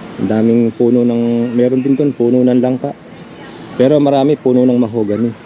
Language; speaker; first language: Filipino; native; Filipino